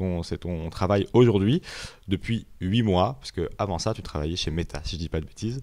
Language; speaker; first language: French; native; French